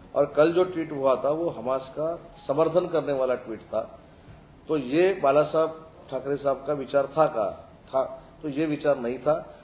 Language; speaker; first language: Hindi; non-native, local second language; Marathi